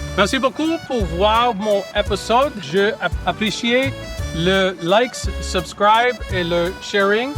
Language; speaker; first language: French; non-native, local second language; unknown